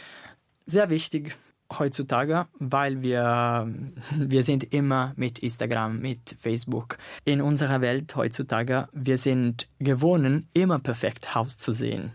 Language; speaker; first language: German; non-native, learner; Italian